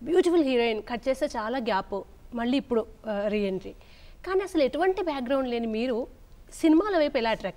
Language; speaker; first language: Telugu; native; Telugu